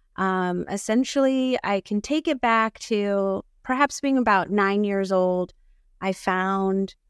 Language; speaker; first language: English; early bilingual, other home language; Filipino